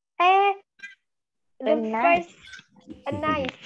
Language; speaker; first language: English; non-native, learner; Indonesian